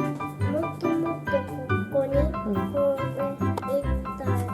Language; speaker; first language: Japanese; early bilingual, heritage; Japanese